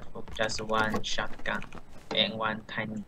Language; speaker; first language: English; non-native, learner; Chinese